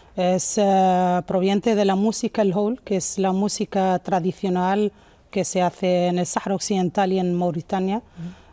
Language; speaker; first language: Spanish; non-native, local second language; Arabic